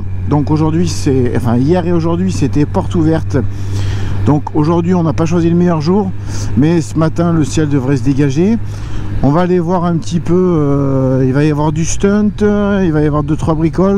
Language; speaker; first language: French; native; French